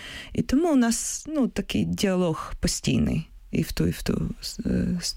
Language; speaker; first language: Ukrainian; non-native, local second language; Russian